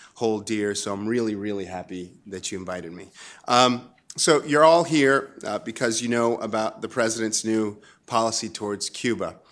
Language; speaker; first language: English; non-native, fluent; Spanish